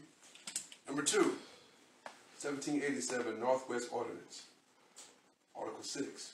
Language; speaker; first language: English; native; English